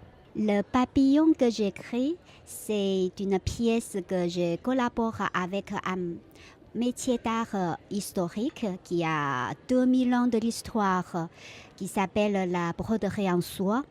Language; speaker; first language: French; non-native, fluent; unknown